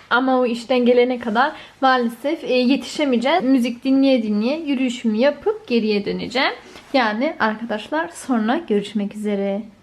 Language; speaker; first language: Turkish; early bilingual, heritage; Turkish